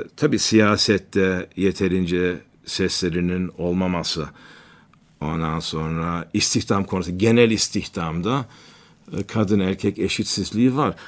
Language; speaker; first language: Turkish; native; Turkish